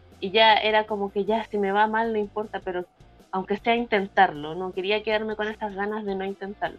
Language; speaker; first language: Spanish; native; Spanish